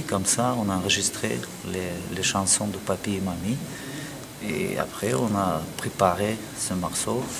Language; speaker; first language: French; non-native, learner; Russian